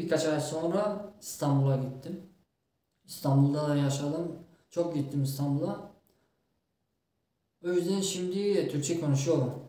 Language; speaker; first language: Turkish; non-native, fluent; Tajik